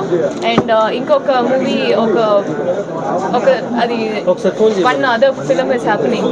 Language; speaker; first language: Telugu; non-native, fluent; Malayalam